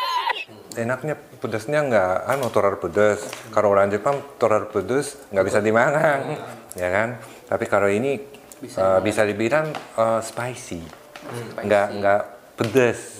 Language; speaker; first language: Indonesian; non-native, fluent; Japanese